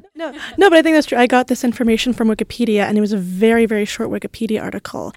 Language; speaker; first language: English; native; English